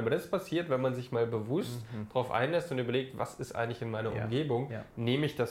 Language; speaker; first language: German; native; German